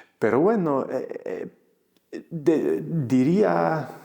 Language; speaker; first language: Spanish; non-native, fluent; English